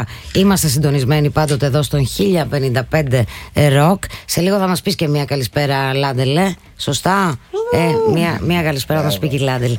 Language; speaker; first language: Greek; native; Greek